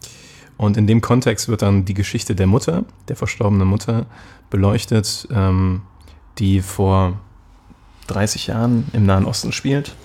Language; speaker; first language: German; native; German